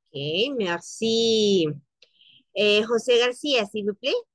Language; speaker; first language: French; non-native, learner; Spanish